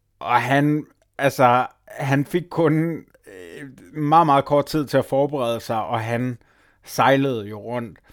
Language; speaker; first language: Danish; native; Danish